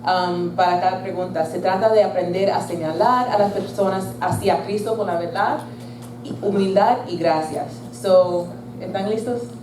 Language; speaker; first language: Spanish; early bilingual, heritage; Spanish